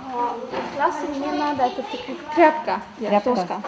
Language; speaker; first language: Russian; non-native, learner; Estonian